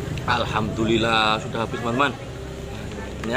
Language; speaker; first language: Indonesian; non-native, local second language; Javanese